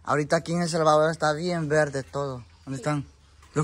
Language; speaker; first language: Spanish; native; Spanish